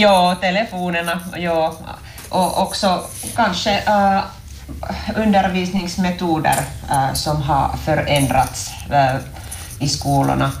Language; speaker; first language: Swedish; non-native, local second language; Finnish